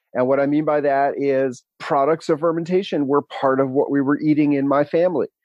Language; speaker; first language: English; native; English